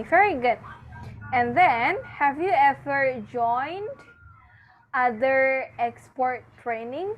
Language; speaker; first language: English; non-native, fluent; Indonesian